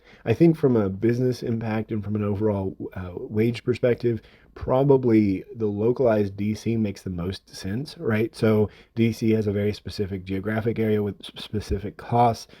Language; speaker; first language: English; native; English